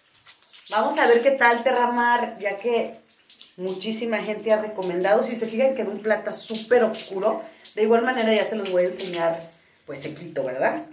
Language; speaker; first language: Spanish; native; Spanish